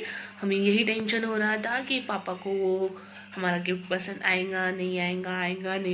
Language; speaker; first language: Hindi; native; Hindi